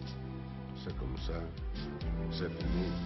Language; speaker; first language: French; non-native, learner; Spanish